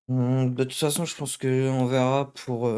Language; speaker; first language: French; native; French